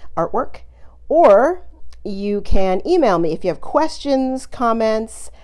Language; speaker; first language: English; native; English